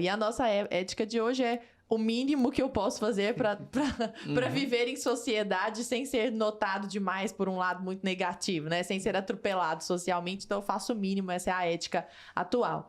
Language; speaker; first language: Portuguese; native; Portuguese